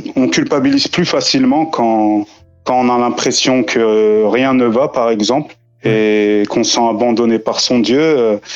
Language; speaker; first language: French; native; French